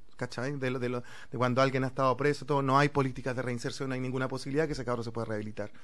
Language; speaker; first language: Spanish; native; Spanish